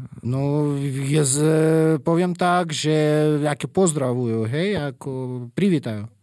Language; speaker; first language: Slovak; non-native, fluent; Russian